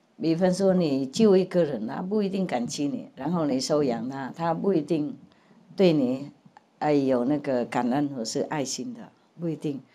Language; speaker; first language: Chinese; non-native, fluent; Vietnamese